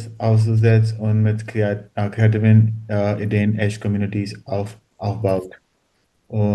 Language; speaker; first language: German; non-native, learner; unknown